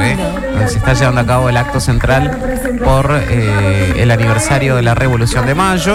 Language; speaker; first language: Spanish; native; Spanish